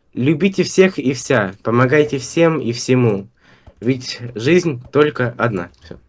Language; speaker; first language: Russian; native; Russian